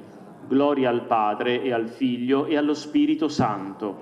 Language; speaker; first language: Italian; native; Italian